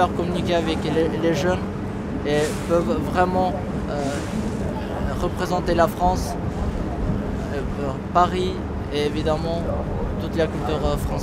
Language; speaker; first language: French; non-native, fluent; Albanian